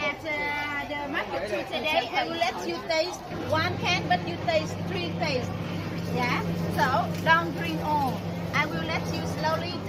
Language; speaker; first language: English; non-native, learner; Vietnamese